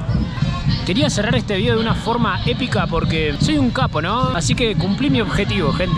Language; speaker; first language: Spanish; native; Spanish